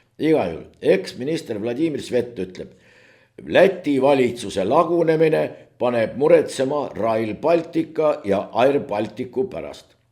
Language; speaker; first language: Estonian; native; Estonian